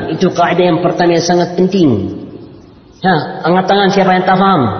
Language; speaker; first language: Indonesian; non-native, learner; Arabic